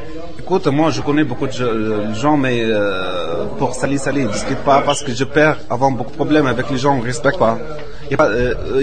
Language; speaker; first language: French; non-native, learner; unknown